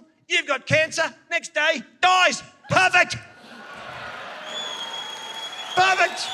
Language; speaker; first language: English; native; English